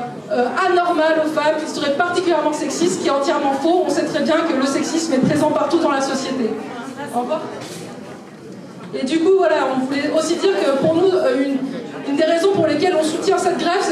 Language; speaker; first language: French; native; French